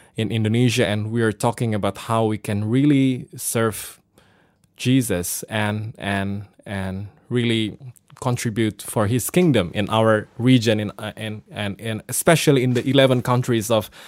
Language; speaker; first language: English; non-native, fluent; Indonesian